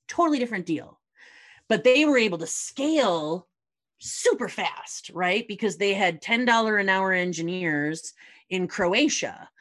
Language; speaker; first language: English; native; English